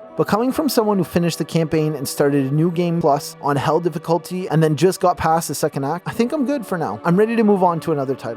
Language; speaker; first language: English; native; English